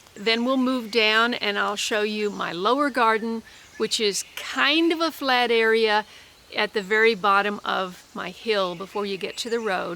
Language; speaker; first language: English; native; English